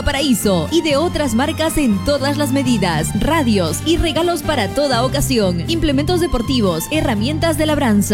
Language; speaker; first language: Spanish; native; Spanish